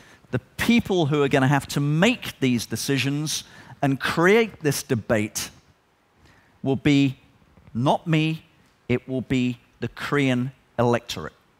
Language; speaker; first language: English; native; English